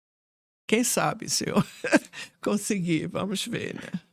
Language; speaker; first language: Portuguese; non-native, fluent; English